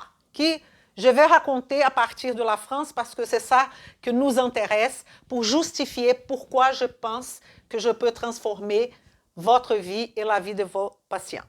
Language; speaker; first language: French; non-native, fluent; Portuguese